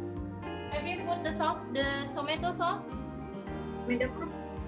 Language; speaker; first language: English; non-native, learner; Indonesian